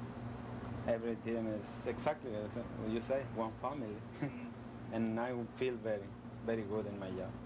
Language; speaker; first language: English; non-native, learner; Spanish